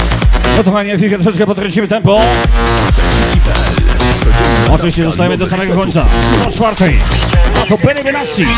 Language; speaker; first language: Polish; native; Polish